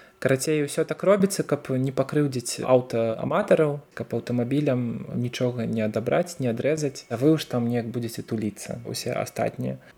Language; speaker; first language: Belarusian; non-native, local second language; Russian